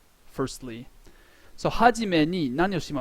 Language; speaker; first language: Japanese; non-native, fluent; English